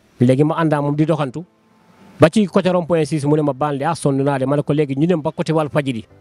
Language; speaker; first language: Wolof; non-native, local second language; Fula